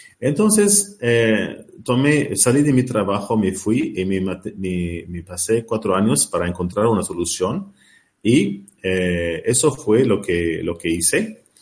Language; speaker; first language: Spanish; non-native, learner; Arabic